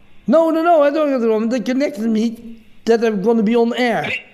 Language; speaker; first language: English; non-native, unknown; Dutch